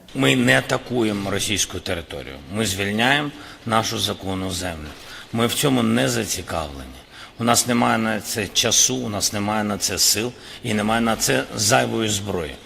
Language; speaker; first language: Ukrainian; non-native, local second language; Russian